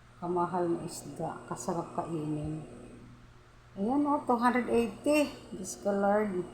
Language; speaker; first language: Filipino; non-native, local second language; Cebuano